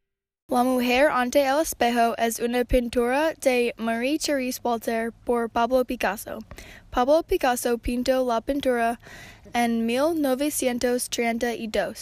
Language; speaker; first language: Spanish; non-native, learner; English